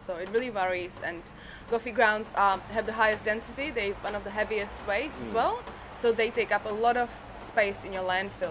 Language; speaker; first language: English; non-native, fluent; Czech